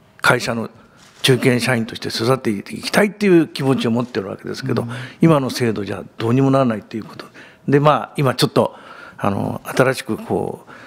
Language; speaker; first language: Japanese; native; Japanese